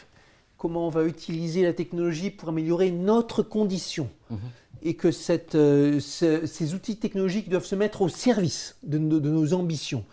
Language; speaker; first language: French; native; French